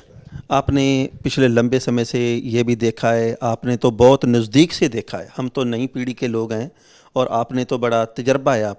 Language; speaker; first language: Hindi; non-native, local second language; Punjabi